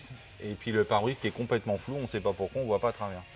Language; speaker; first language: French; native; French